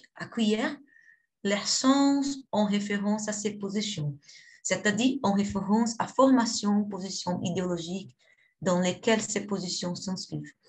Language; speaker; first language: French; non-native, fluent; Portuguese